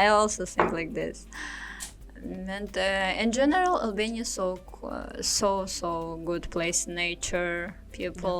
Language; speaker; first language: English; non-native, learner; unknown